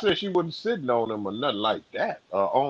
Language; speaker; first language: English; native; English